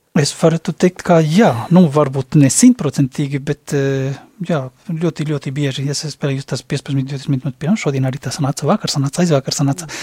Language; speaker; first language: Latvian; non-native, fluent; Spanish